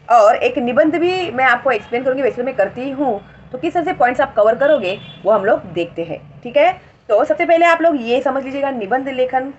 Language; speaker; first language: Hindi; non-native, local second language; Marathi